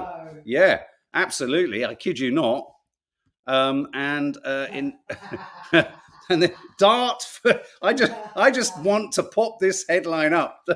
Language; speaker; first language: English; native; English